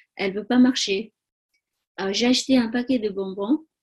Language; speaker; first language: French; non-native, learner; Tibetan